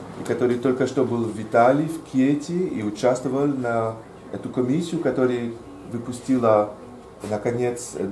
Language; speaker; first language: Russian; non-native, fluent; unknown